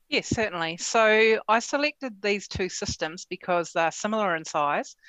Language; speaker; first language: English; native; English